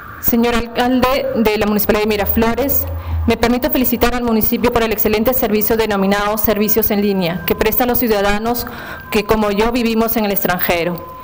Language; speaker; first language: Spanish; native; Spanish